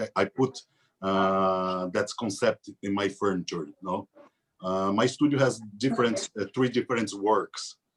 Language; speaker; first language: English; non-native, learner; Portuguese